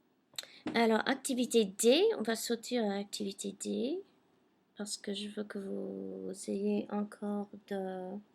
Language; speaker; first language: French; non-native, fluent; English